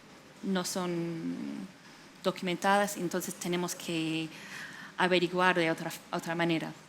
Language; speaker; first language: Spanish; non-native, fluent; English